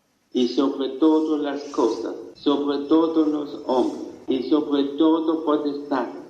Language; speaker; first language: Spanish; non-native, fluent; German